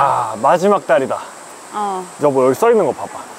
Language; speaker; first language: Korean; native; Korean